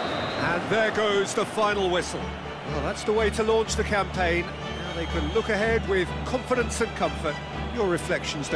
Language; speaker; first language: English; native; English